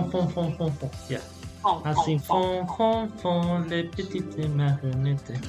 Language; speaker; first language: French; non-native, fluent; Spanish